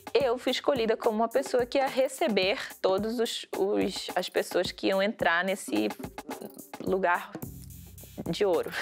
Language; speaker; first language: Portuguese; early bilingual, heritage; Portuguese